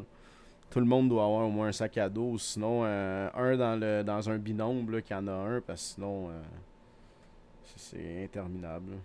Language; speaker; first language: French; native; French